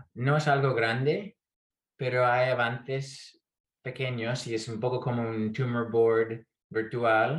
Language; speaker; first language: Spanish; non-native, fluent; English